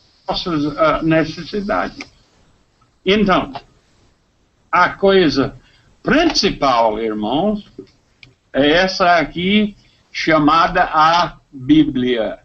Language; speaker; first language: Portuguese; non-native, fluent; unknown